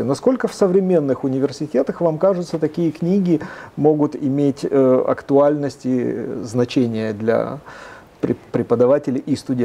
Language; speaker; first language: Russian; native; Russian